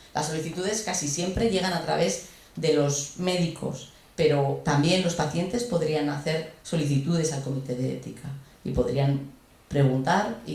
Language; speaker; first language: Spanish; native; Spanish